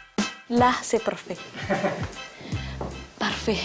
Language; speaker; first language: French; non-native, learner; Indonesian